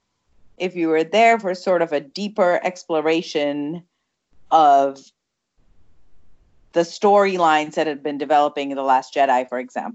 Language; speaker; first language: English; non-native, local second language; Tamil